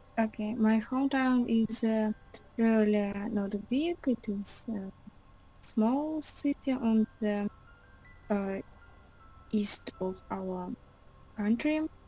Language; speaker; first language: English; non-native, learner; Russian